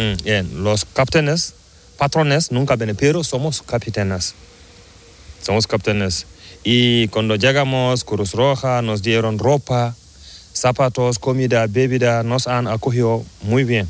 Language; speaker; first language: Spanish; non-native, learner; Fula